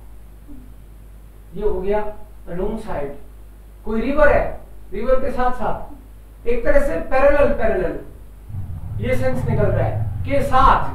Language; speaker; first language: Hindi; native; Hindi